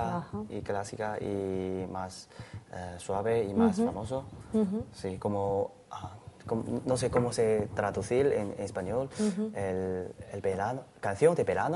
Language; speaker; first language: Spanish; non-native, learner; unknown